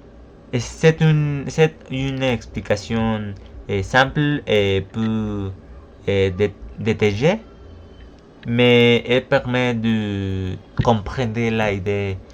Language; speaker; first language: French; non-native, learner; Spanish